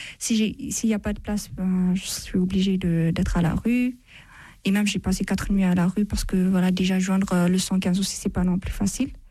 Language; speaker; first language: French; non-native, fluent; Amharic